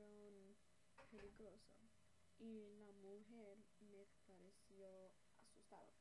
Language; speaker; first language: Spanish; non-native, learner; English